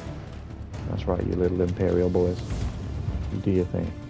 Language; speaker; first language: English; native; English